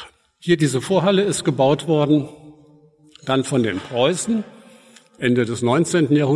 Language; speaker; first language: German; native; German